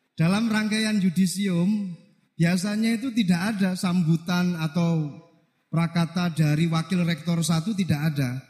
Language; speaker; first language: Indonesian; non-native, local second language; Javanese